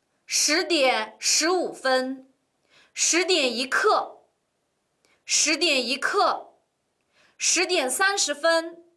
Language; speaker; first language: Chinese; non-native, local second language; Uyghur